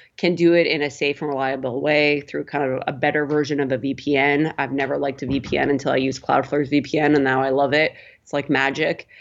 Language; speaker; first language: English; native; English